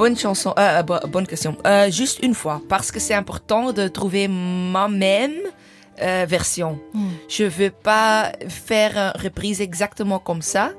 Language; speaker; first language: French; non-native, learner; English